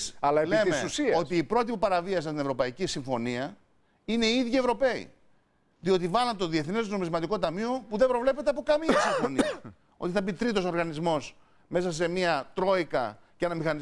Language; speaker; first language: Greek; native; Greek